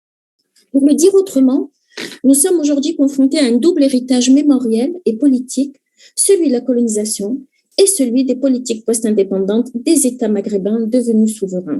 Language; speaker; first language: French; native; French